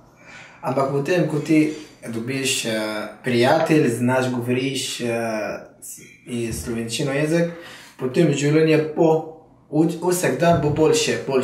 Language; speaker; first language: Slovenian; non-native, learner; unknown